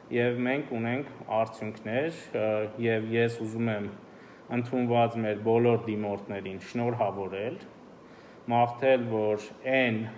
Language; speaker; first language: Armenian; native; Armenian